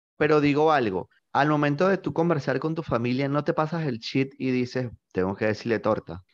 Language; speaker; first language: Spanish; native; Spanish